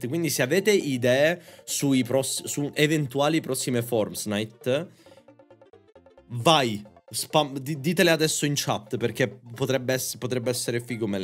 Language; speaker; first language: Italian; native; Italian